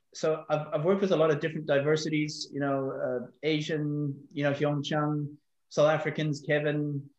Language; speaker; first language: English; native; English